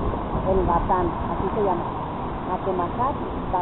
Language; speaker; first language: Spanish; native; Spanish